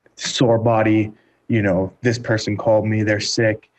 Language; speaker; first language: English; native; English